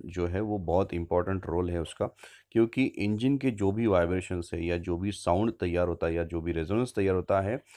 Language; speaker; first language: Hindi; non-native, local second language; Marathi